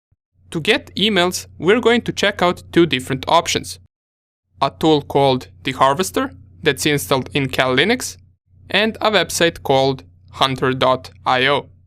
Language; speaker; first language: English; non-native, fluent; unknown